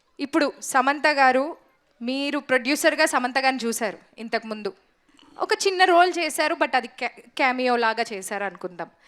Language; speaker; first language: Telugu; native; Telugu